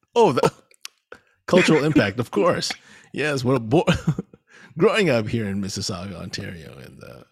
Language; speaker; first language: English; early bilingual, other home language; Filipino